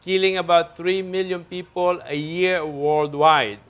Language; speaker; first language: English; non-native, local second language; Filipino